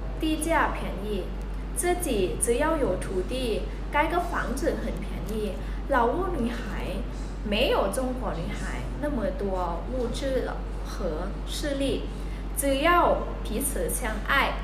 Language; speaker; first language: Chinese; non-native, fluent; Lao